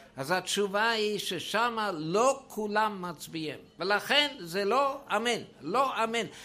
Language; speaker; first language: Hebrew; non-native, fluent; German